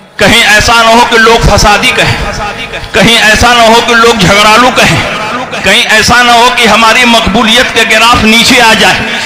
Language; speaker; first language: Urdu; native; Urdu